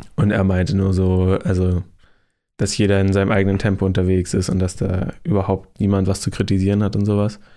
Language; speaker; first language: German; native; German